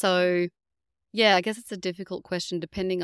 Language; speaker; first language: English; native; English